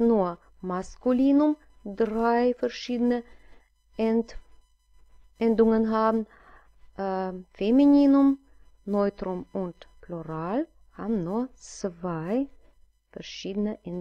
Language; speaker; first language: German; non-native, fluent; Russian